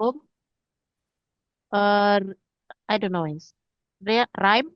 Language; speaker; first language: English; non-native, learner; Indonesian